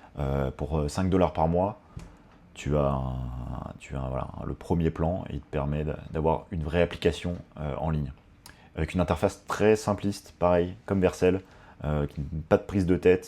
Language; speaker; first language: French; native; French